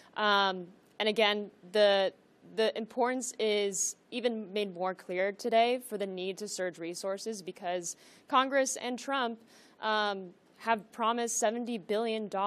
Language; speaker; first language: English; native; English